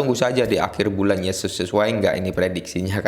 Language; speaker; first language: Indonesian; native; Indonesian